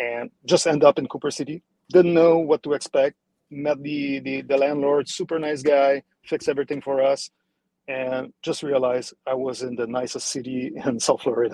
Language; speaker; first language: English; non-native, fluent; French